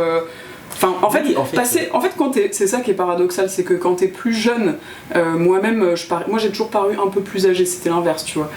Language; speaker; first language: French; native; French